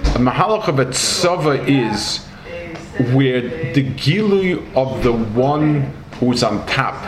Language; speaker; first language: English; native; English